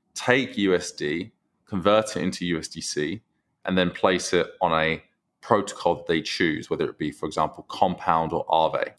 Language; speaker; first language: English; native; English